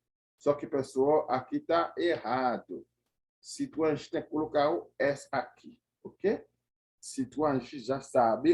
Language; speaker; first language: Portuguese; non-native, fluent; Haitian Creole